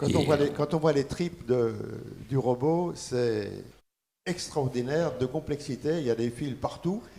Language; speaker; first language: French; native; French